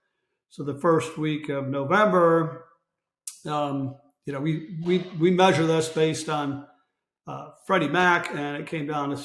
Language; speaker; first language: English; native; English